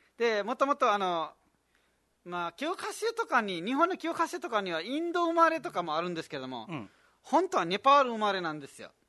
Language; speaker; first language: Japanese; non-native, fluent; Nepali